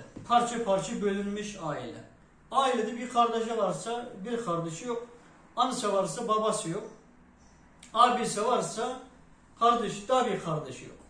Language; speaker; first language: Turkish; non-native, fluent; Uyghur